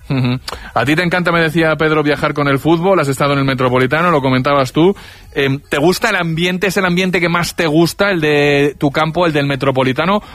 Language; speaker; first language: Spanish; native; Spanish